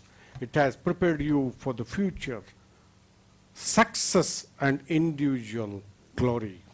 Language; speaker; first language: English; non-native, local second language; Kannada